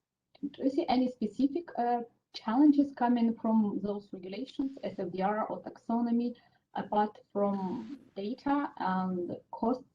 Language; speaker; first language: English; non-native, fluent; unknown